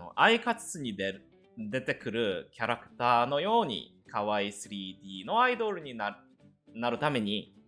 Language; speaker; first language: Japanese; non-native, learner; Korean